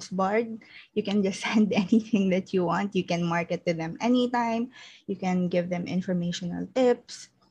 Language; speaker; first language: English; non-native, local second language; Filipino